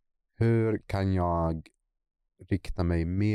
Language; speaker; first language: Swedish; non-native, fluent; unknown